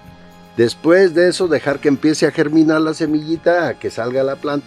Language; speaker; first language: Spanish; native; Spanish